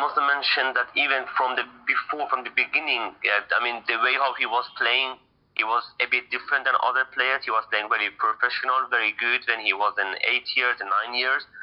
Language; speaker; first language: English; non-native, fluent; Persian